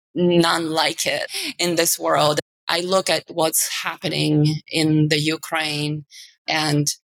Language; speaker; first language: English; non-native, fluent; Bulgarian